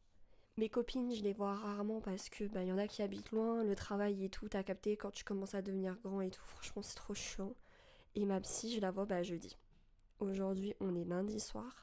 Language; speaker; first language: French; native; French